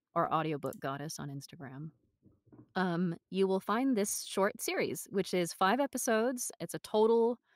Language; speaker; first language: English; native; English